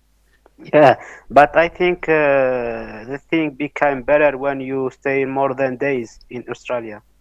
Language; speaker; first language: English; non-native, learner; Arabic